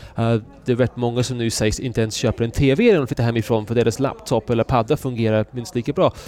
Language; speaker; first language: Swedish; non-native, fluent; English